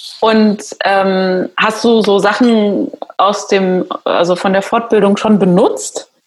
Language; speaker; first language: German; native; German